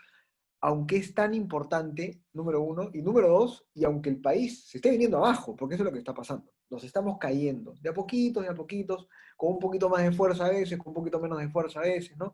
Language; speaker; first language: Spanish; native; Spanish